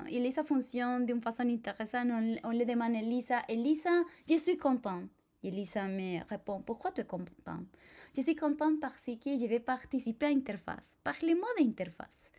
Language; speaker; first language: French; non-native, fluent; Spanish